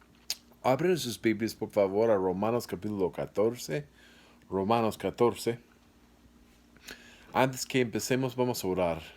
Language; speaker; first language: Spanish; non-native, fluent; English